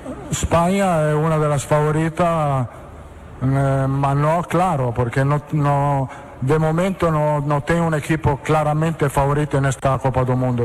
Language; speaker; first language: Portuguese; non-native, learner; Italian